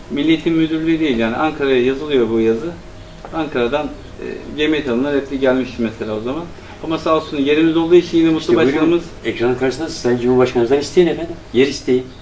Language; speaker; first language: Turkish; native; Turkish